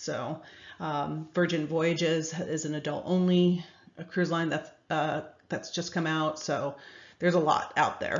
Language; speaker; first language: English; native; English